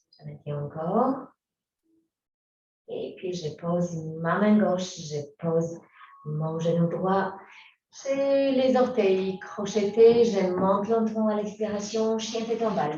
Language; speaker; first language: French; native; French